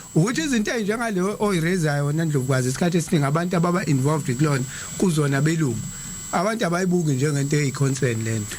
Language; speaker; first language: Zulu; native; Zulu